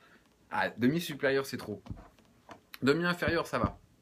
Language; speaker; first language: French; native; French